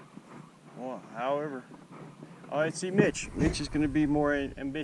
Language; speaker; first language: English; native; English